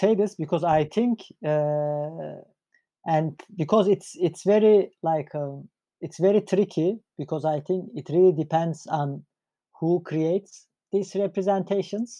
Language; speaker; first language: English; non-native, fluent; Turkish